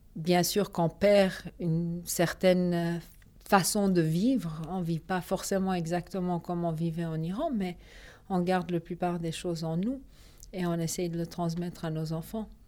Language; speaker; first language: French; early bilingual, other home language; Persian